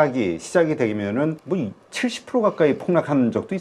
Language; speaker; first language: Korean; native; Korean